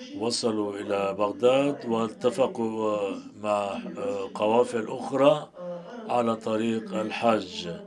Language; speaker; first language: Arabic; non-native, fluent; Turkish